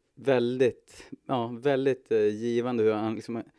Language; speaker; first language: Swedish; native; Swedish